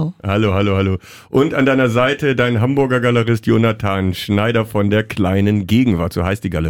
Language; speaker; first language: German; native; German